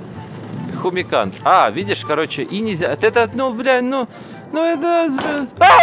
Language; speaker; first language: Russian; native; Russian